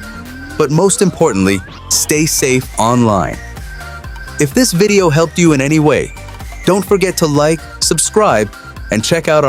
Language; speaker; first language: English; native; English